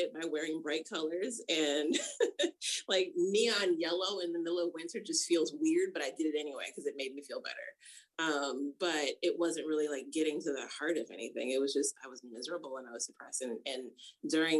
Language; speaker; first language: English; native; English